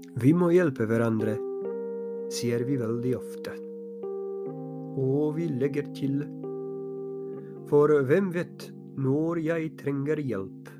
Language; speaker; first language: Norwegian; non-native, fluent; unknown